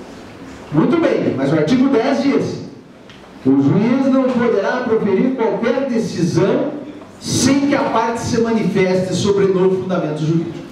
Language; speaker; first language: Portuguese; native; Portuguese